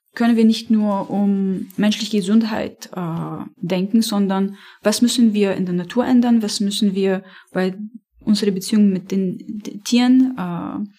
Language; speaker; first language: German; non-native, fluent; Arabic